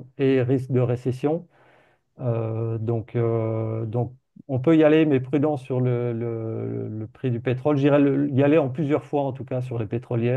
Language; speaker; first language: French; native; French